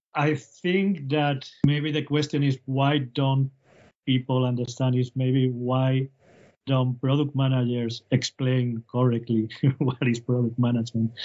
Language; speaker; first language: English; non-native, fluent; Spanish